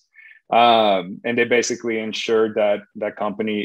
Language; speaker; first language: English; non-native, fluent; Polish